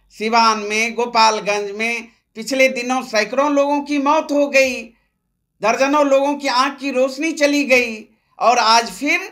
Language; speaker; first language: Hindi; native; Hindi